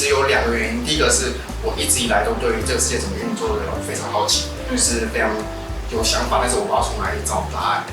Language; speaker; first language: Chinese; native; Chinese